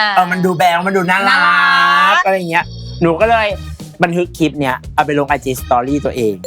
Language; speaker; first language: Thai; native; Thai